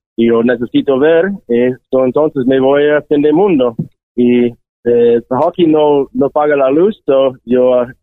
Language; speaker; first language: Spanish; non-native, learner; English